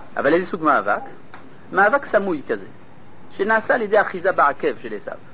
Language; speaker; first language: Hebrew; non-native, fluent; French